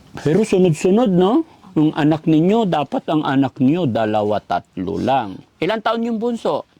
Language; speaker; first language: Filipino; native; Filipino